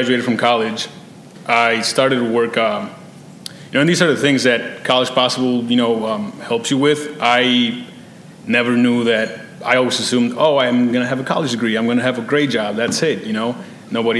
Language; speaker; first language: English; early bilingual, other home language; Spanish